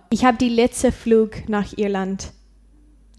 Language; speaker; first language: German; non-native, learner; English